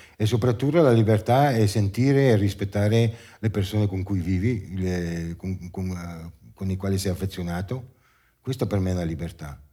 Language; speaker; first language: Italian; native; Italian